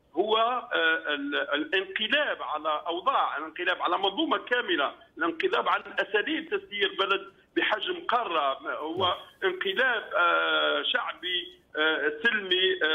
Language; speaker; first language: Arabic; native; Arabic